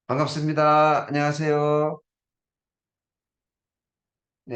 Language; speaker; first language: Korean; native; Korean